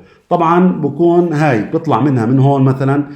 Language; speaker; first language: Arabic; native; Arabic